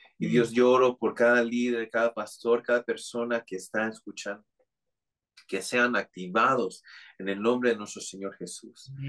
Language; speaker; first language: Spanish; non-native, fluent; English